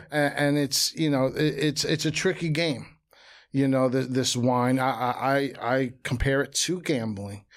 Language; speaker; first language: English; native; English